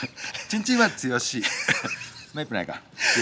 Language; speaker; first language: Thai; non-native, learner; Japanese